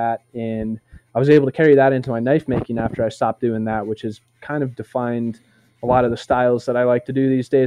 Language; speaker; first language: English; native; English